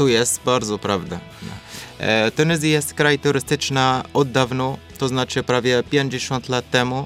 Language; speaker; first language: Polish; non-native, learner; Arabic